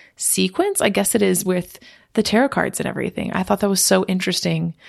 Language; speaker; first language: English; native; English